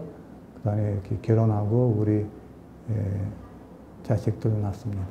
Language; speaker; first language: Korean; early bilingual, heritage; Korean